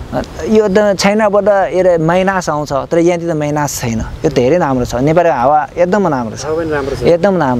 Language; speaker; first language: Nepali; non-native, learner; Chinese